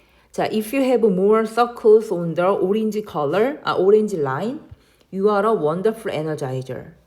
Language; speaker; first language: English; non-native, fluent; Korean